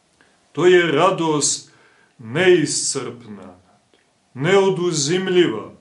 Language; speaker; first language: Serbian; native; Serbian